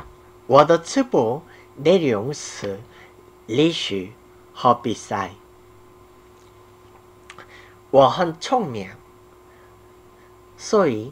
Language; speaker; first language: Chinese; non-native, learner; Korean